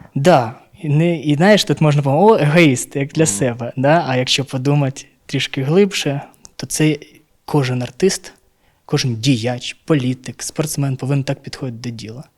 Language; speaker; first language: Ukrainian; non-native, local second language; Russian